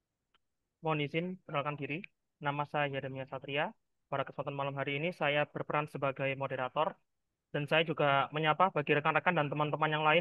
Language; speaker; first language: Indonesian; native; Indonesian